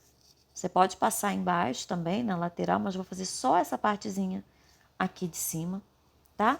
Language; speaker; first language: Portuguese; native; Portuguese